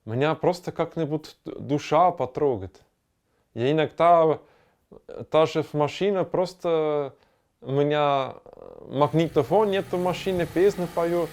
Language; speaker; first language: Russian; non-native, learner; German